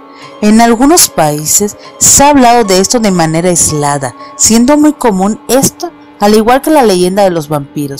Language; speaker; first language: Spanish; native; Spanish